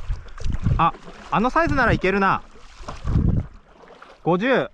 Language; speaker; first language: Japanese; native; Japanese